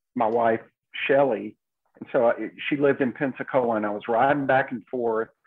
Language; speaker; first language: English; native; English